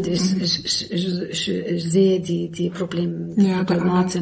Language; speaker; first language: German; non-native, learner; Arabic